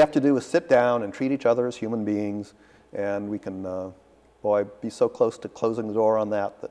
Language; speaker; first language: English; native; English